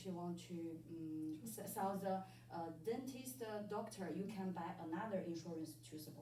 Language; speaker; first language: English; non-native, learner; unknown